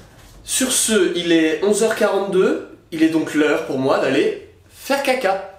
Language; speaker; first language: French; native; French